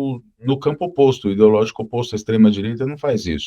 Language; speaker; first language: Portuguese; native; Portuguese